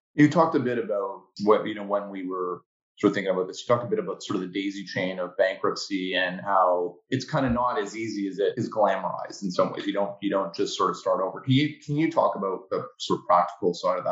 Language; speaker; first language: English; native; English